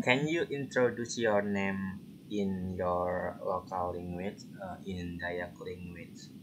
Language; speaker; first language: English; non-native, learner; Indonesian